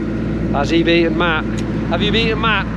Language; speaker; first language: English; native; English